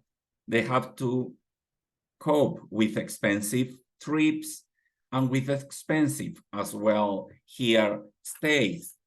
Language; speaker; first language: English; non-native, fluent; Spanish